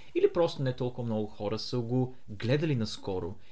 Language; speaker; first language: Bulgarian; early bilingual, heritage; Bulgarian